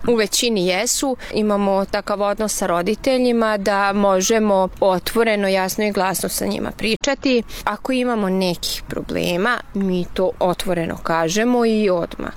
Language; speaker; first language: Serbian; non-native, local second language; Hungarian